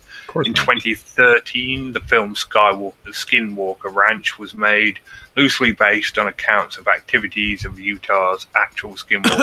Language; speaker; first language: English; native; English